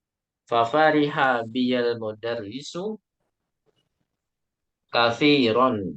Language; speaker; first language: Arabic; non-native, learner; Indonesian